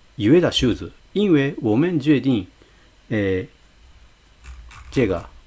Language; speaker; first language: Chinese; non-native, fluent; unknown